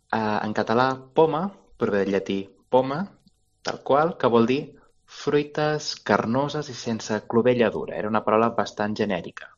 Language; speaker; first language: Catalan; native; Catalan